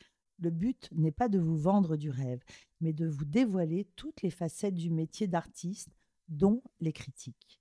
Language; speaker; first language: French; native; French